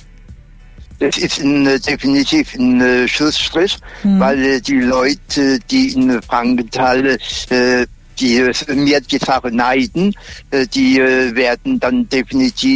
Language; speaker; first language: German; native; German